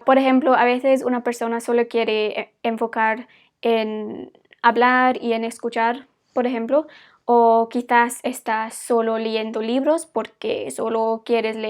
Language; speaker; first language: Spanish; non-native, fluent; English